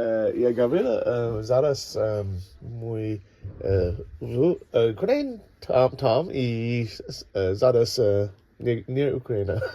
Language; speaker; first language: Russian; non-native, learner; English